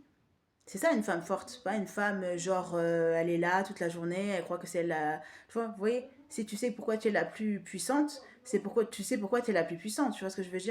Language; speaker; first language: French; native; French